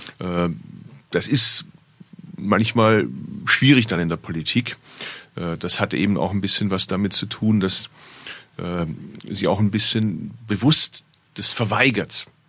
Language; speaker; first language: German; early bilingual, other home language; Turkish